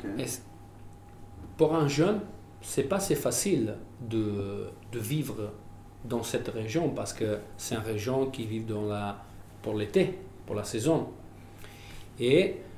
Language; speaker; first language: French; non-native, fluent; Italian